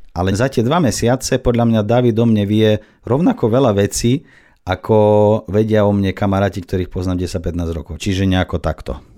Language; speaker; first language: Slovak; non-native, fluent; Russian